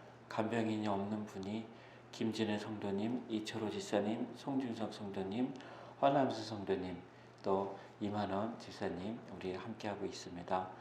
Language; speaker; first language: Korean; native; Korean